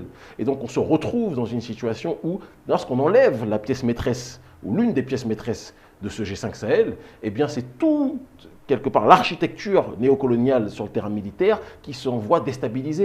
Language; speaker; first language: French; native; French